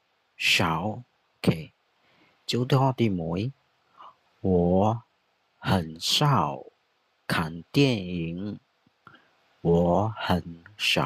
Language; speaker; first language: Chinese; non-native, fluent; Khmer